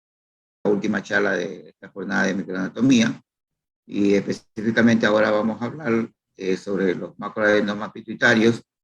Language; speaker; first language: Spanish; native; Spanish